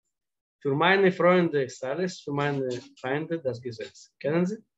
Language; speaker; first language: German; non-native, fluent; Russian